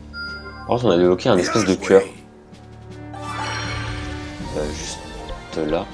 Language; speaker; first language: French; native; French